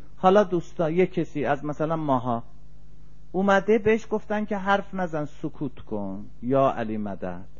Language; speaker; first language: Persian; native; Persian